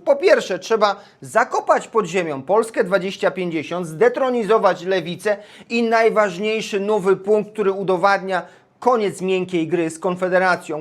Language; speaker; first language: Polish; native; Polish